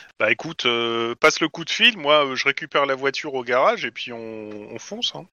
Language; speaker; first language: French; native; French